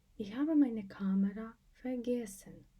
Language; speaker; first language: German; non-native, fluent; Ukrainian